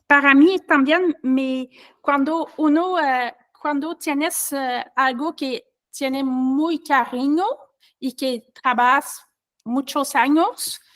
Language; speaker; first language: Spanish; non-native, learner; French